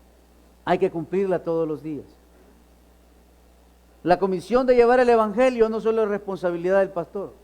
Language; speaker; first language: Spanish; native; Spanish